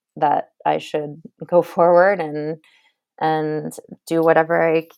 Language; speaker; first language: English; native; English